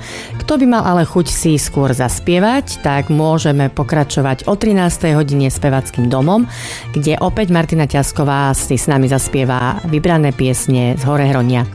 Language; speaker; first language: Slovak; native; Slovak